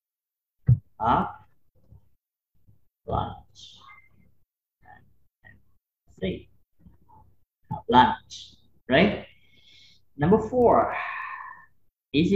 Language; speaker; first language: English; non-native, fluent; Vietnamese